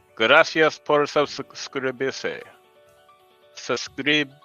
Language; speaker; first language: Spanish; non-native, learner; English